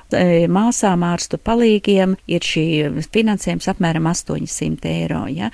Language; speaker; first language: Latvian; non-native, local second language; Russian